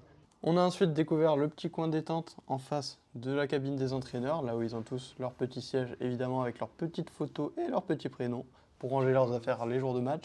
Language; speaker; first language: French; native; French